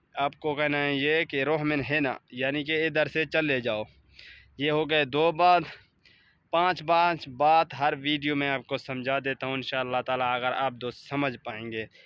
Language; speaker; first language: Urdu; non-native, local second language; Baluchi